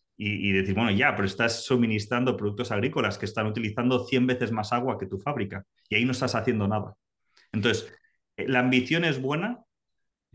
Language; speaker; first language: Spanish; native; Spanish